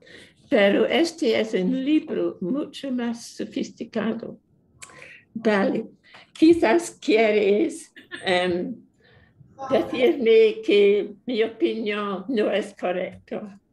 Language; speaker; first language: Spanish; non-native, fluent; English